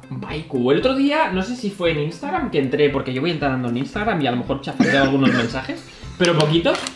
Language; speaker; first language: Spanish; native; Spanish